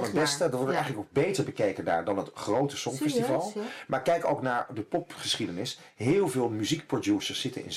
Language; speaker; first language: Dutch; native; Dutch